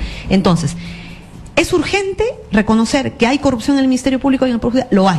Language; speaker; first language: Spanish; native; Spanish